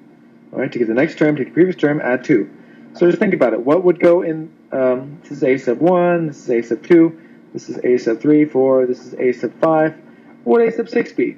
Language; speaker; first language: English; native; English